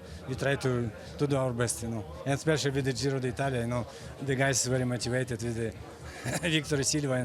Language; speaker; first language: English; non-native, fluent; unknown